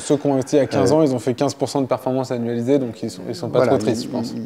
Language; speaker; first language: French; native; French